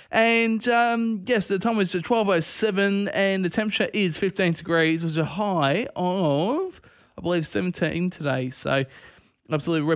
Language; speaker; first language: English; native; English